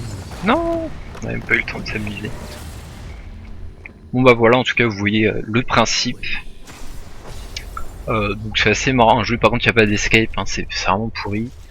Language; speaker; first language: French; native; French